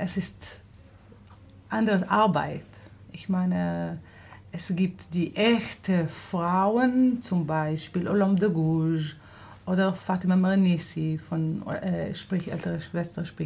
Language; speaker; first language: German; non-native, fluent; Hebrew